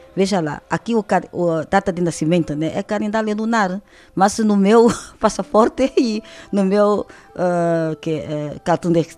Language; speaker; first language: Portuguese; non-native, fluent; Chinese